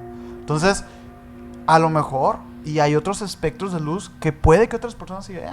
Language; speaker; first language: Spanish; native; Spanish